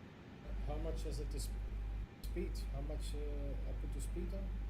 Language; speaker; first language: English; non-native, learner; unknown